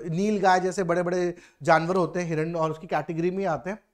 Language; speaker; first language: Hindi; native; Hindi